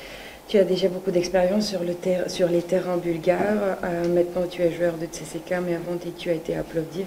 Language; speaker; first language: French; non-native, fluent; Bulgarian